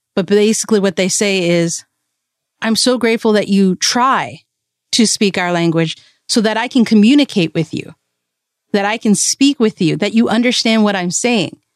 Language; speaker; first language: English; early bilingual, other home language; Malayalam